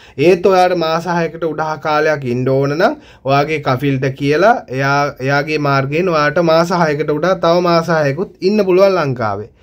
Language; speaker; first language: Sinhala; native; Sinhala